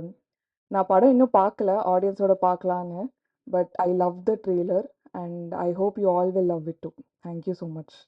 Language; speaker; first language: Tamil; non-native, learner; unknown